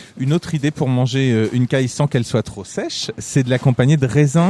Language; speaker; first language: French; native; French